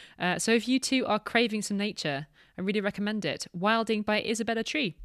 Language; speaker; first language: English; native; English